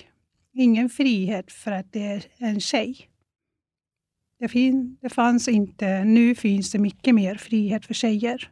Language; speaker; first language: Swedish; non-native, fluent; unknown